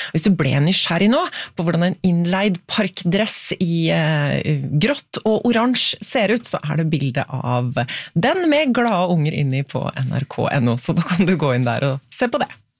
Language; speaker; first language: Norwegian; native; Norwegian